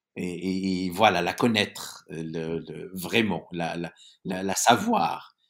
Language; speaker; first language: French; non-native, local second language; Arabic